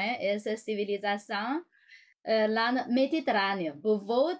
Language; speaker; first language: Portuguese; non-native, fluent; Chinese